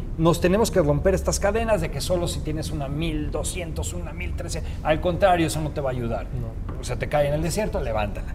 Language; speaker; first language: Spanish; native; Spanish